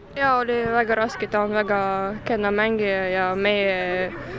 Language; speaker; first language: Estonian; non-native, local second language; Russian